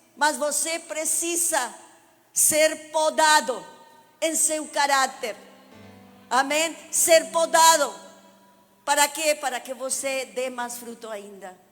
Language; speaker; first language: Portuguese; non-native, fluent; Spanish